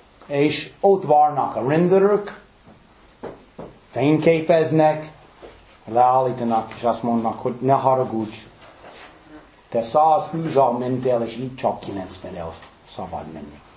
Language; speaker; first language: Hungarian; early bilingual, heritage; English